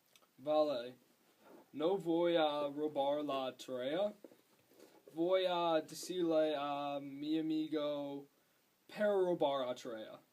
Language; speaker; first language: Spanish; non-native, learner; English